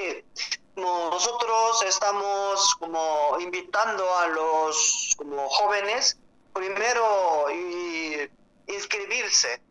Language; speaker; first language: Spanish; non-native, learner; Korean